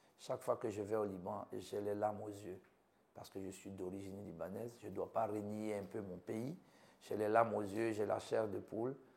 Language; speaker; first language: French; native; French